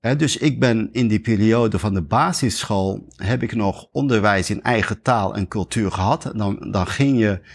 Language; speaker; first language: Dutch; early bilingual, other home language; Riffian